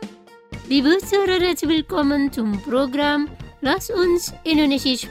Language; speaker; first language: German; non-native, fluent; Indonesian